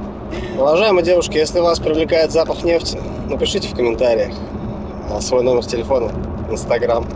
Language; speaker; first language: Russian; native; Russian